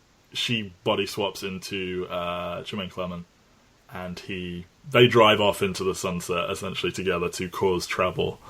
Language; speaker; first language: English; native; English